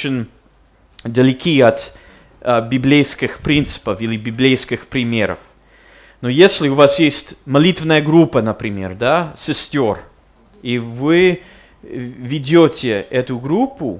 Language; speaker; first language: Russian; non-native, fluent; English